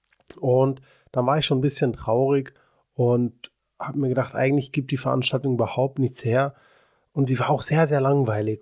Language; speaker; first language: German; native; German